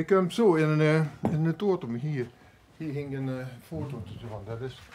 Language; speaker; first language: Dutch; native; Dutch